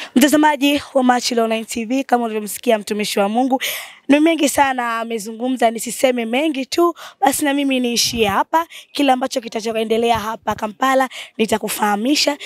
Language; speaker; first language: Swahili; native; Swahili